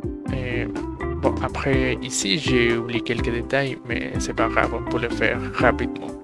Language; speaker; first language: French; non-native, fluent; Spanish